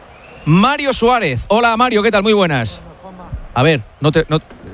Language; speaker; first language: Spanish; native; Spanish